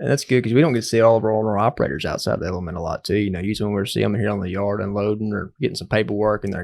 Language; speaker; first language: English; native; English